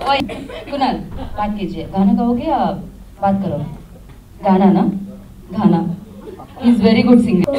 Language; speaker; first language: Hindi; non-native, local second language; Telugu